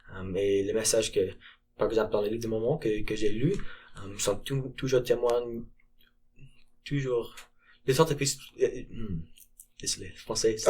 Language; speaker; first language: French; non-native, learner; English